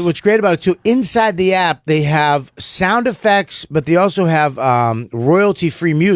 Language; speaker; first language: English; native; English